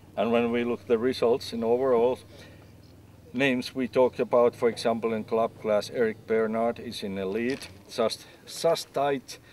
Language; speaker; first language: English; non-native, fluent; Finnish